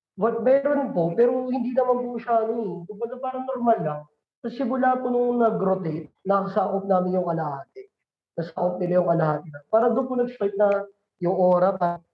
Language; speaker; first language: Filipino; native; Filipino